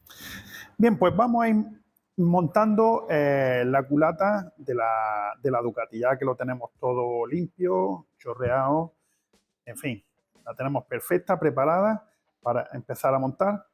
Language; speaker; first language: Spanish; native; Spanish